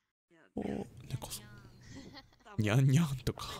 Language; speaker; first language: Japanese; non-native, learner; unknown